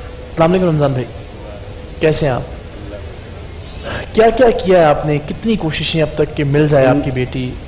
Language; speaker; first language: Urdu; native; Urdu